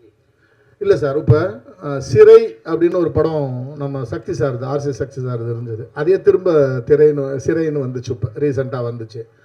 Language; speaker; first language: Tamil; native; Tamil